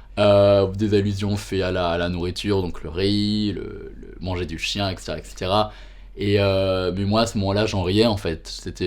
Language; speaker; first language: French; native; French